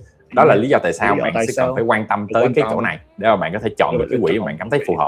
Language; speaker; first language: Vietnamese; native; Vietnamese